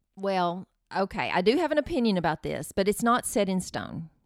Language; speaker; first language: English; early bilingual, other home language; Norwegian